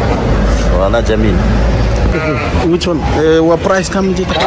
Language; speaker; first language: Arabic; non-native, learner; French